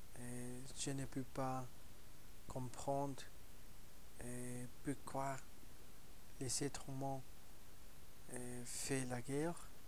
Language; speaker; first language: French; non-native, learner; Spanish